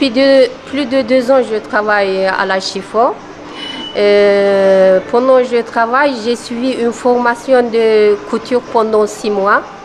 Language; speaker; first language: French; non-native, learner; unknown